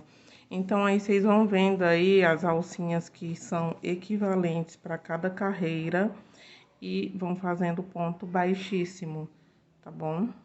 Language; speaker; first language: Portuguese; native; Portuguese